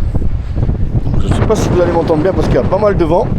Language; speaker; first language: French; native; French